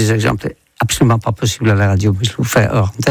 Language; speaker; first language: French; non-native, fluent; Dutch